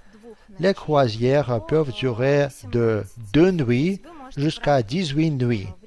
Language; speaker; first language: French; non-native, fluent; Russian